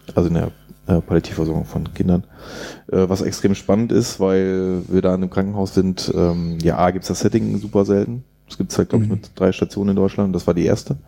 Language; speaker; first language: German; native; German